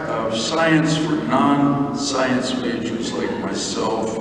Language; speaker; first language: English; native; English